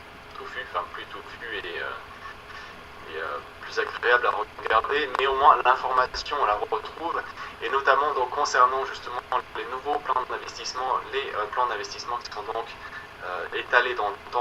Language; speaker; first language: French; native; French